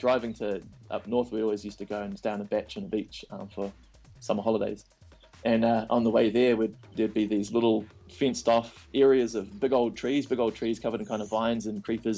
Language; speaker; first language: English; native; English